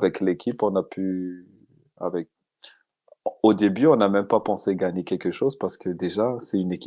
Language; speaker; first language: French; non-native, local second language; Malagasy